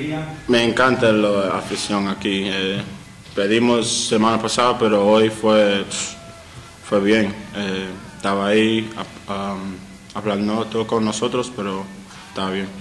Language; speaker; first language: Spanish; non-native, fluent; English